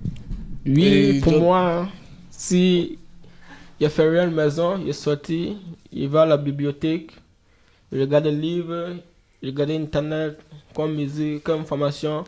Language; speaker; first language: French; non-native, learner; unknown